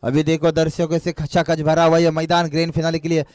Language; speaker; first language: Hindi; non-native, local second language; Marathi